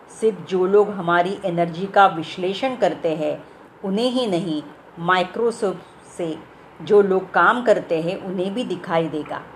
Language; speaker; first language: Hindi; non-native, local second language; Marathi